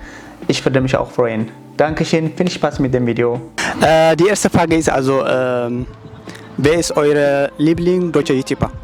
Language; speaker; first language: German; non-native, learner; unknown